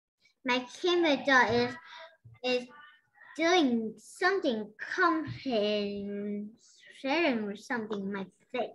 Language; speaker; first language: English; non-native, learner; Vietnamese